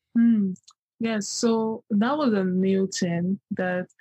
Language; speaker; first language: English; early bilingual, other home language; Yoruba